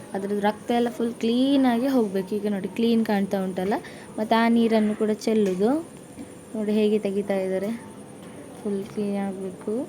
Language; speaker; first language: Kannada; non-native, local second language; Tulu